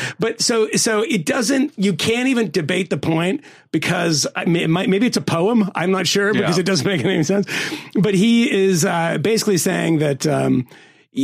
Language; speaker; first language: English; native; English